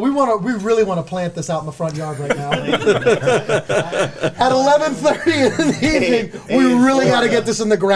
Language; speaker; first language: English; native; English